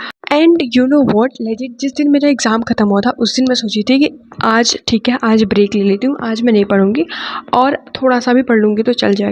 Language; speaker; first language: Hindi; native; Hindi